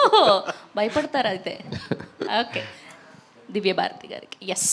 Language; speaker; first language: Telugu; native; Telugu